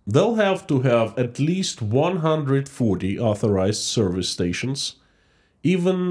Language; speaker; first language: English; non-native, fluent; Russian